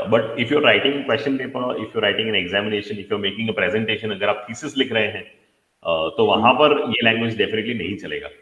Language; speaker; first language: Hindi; non-native, local second language; Gujarati